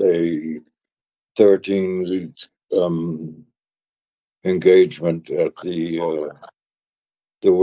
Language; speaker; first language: English; native; English